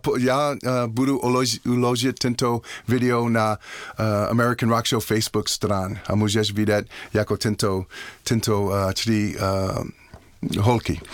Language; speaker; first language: Czech; non-native, learner; English